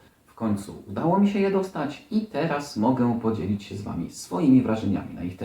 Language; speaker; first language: Polish; native; Polish